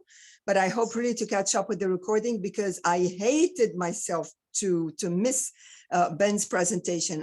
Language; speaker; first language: English; non-native, fluent; French